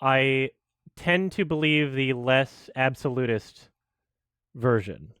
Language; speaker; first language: English; native; English